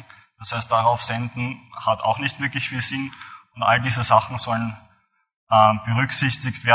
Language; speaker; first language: German; native; German